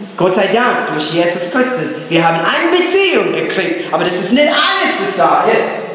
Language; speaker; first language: German; non-native, fluent; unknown